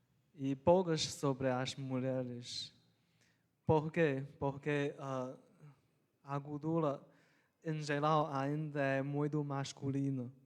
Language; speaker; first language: Portuguese; non-native, local second language; Chinese